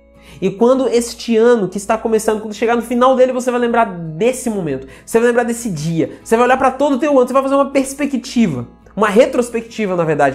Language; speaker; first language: Portuguese; native; Portuguese